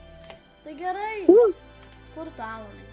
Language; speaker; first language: Lithuanian; native; Lithuanian